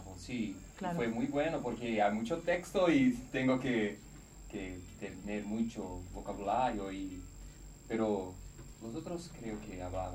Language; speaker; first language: Spanish; non-native, learner; Portuguese